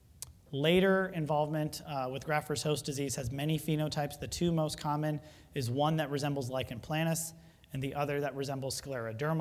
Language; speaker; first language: English; native; English